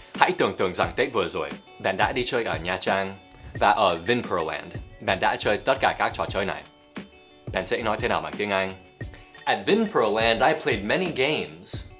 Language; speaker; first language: Vietnamese; non-native, fluent; English